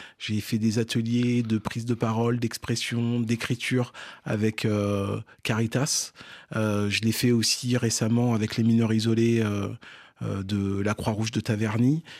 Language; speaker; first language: French; early bilingual, other home language; Fon